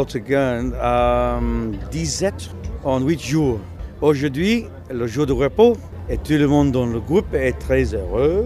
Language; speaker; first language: French; non-native, learner; English